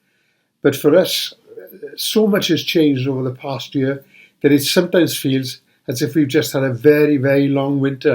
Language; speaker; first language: English; native; English